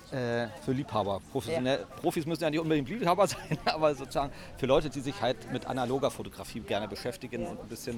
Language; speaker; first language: German; native; German